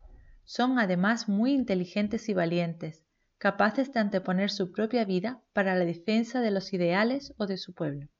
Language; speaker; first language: Spanish; native; Spanish